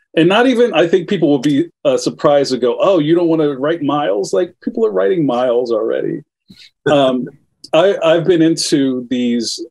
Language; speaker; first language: English; native; English